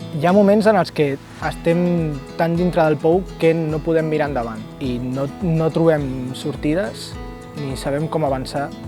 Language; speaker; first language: Catalan; native; Catalan